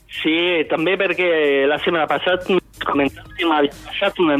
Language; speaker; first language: Catalan; non-native, fluent; French